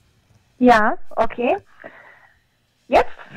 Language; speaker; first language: German; native; German